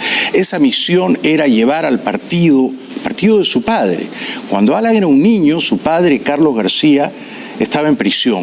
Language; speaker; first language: Spanish; native; Spanish